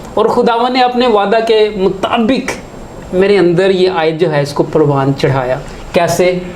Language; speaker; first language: Urdu; non-native, local second language; Punjabi